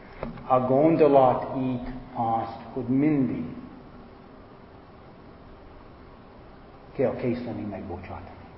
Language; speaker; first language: Hungarian; non-native, fluent; English